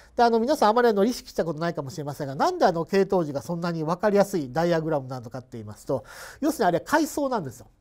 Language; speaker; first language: Japanese; native; Japanese